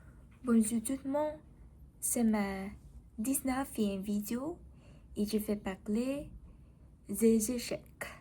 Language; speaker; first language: French; non-native, learner; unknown